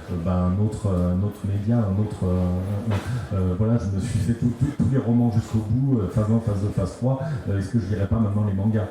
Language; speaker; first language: French; native; French